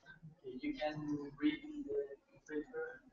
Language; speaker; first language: English; non-native, learner; Spanish